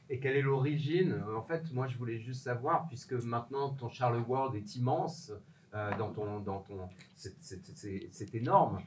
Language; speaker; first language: French; native; French